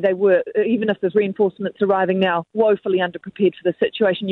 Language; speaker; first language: English; native; English